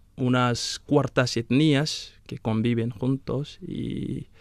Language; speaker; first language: Spanish; non-native, fluent; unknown